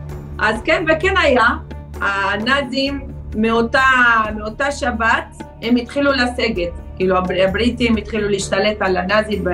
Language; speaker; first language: Hebrew; non-native, fluent; Arabic